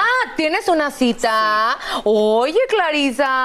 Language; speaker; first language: Spanish; native; Spanish